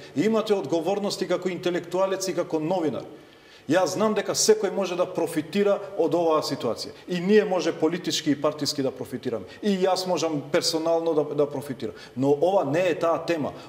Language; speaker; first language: Macedonian; non-native, local second language; Albanian